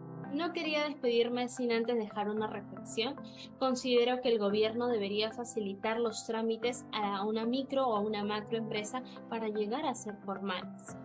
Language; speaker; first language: Spanish; native; Spanish